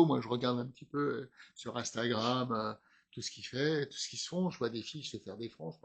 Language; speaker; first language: French; native; French